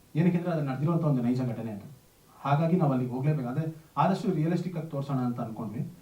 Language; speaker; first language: Kannada; native; Kannada